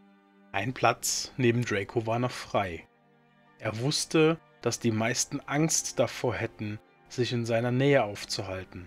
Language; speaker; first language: German; native; German